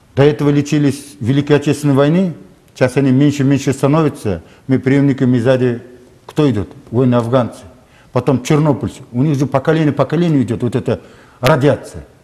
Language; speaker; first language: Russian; non-native, local second language; Kazakh